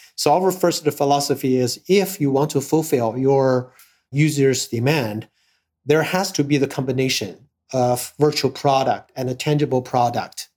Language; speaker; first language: English; non-native, fluent; Chinese